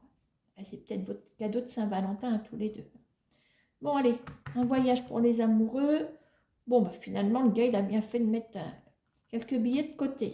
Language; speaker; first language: French; native; French